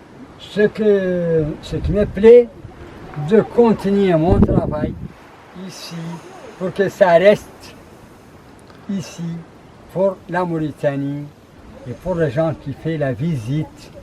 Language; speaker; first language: French; non-native, learner; Arabic